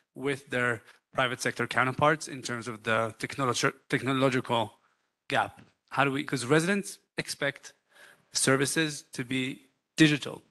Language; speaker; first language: English; non-native, fluent; Hebrew